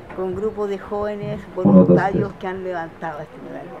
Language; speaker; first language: Spanish; native; Spanish